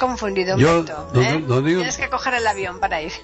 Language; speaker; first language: Spanish; native; Spanish